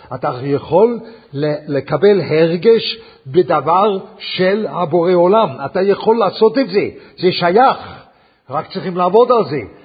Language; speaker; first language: Hebrew; non-native, fluent; English